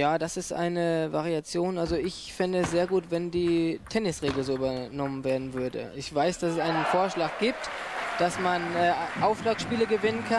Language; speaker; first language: German; native; German